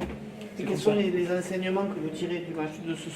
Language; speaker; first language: French; native; French